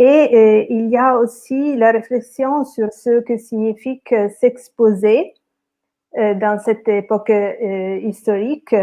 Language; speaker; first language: French; non-native, fluent; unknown